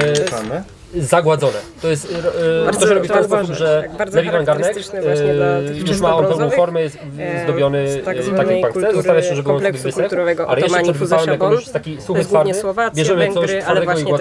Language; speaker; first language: Polish; native; Polish